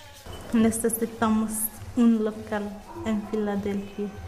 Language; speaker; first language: Spanish; non-native, local second language; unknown